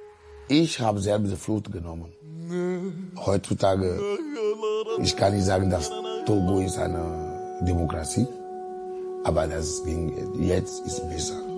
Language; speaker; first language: German; non-native, learner; Ewe